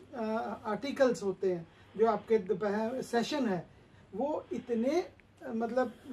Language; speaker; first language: Hindi; native; Hindi